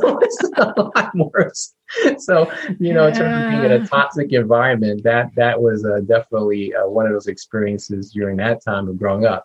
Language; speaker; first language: English; native; English